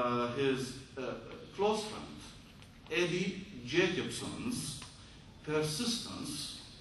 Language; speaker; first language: English; non-native, fluent; Arabic